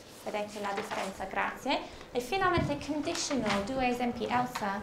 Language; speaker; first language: Italian; non-native, fluent; English